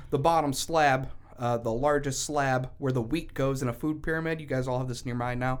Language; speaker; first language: English; native; English